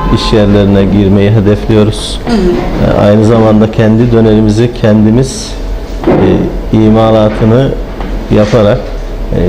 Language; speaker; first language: Turkish; native; Turkish